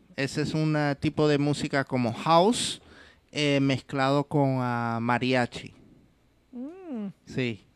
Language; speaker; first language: Spanish; early bilingual, heritage; English